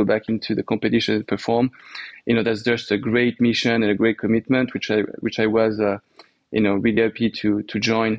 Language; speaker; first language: English; non-native, fluent; French